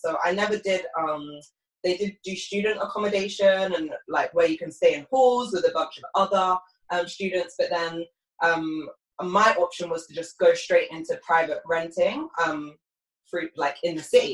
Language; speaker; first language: English; native; English